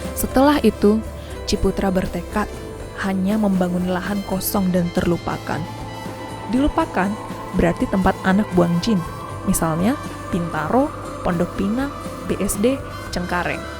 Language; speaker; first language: Indonesian; native; Indonesian